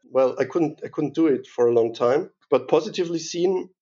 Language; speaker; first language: English; non-native, fluent; German